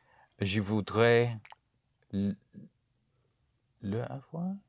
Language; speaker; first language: French; non-native, learner; English